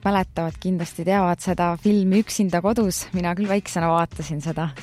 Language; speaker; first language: Estonian; native; Estonian